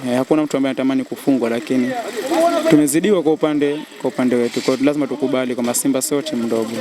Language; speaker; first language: Swahili; native; Swahili